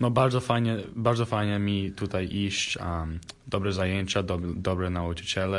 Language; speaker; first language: Polish; early bilingual, heritage; Polish